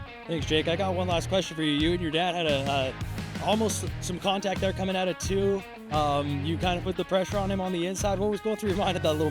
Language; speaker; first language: English; native; English